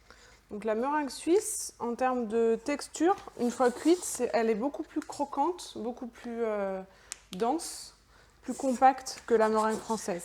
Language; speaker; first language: French; native; French